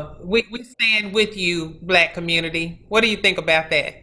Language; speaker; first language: English; native; English